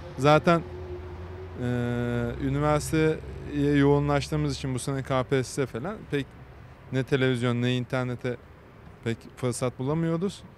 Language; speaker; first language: Turkish; native; Turkish